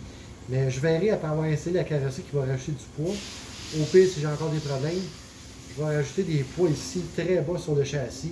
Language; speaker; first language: French; native; French